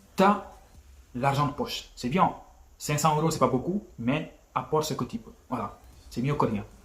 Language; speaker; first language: French; non-native, local second language; Wolof